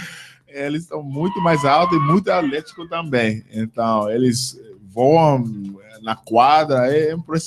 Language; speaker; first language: Portuguese; non-native, fluent; English